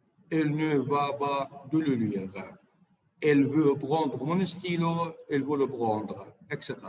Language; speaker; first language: French; non-native, fluent; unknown